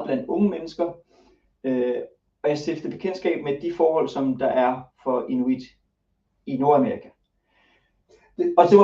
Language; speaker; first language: Danish; early bilingual, other home language; Kalaallisut